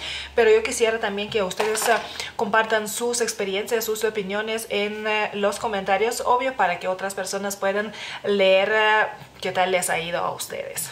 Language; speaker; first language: Spanish; non-native, fluent; Lithuanian